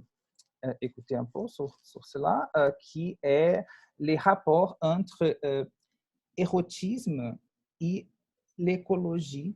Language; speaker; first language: French; non-native, fluent; Portuguese